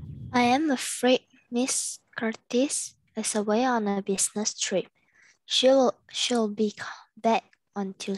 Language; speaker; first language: English; non-native, learner; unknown